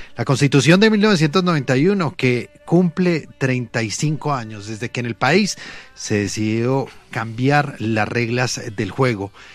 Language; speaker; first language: Spanish; native; Spanish